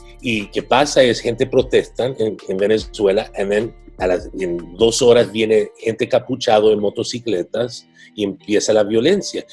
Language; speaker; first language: Spanish; early bilingual, heritage; Spanish